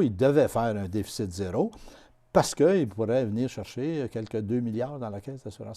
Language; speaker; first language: French; native; French